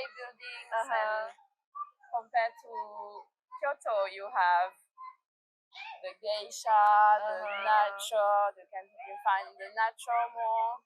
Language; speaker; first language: English; non-native, learner; French